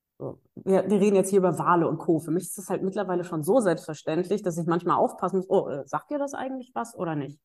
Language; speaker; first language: German; native; German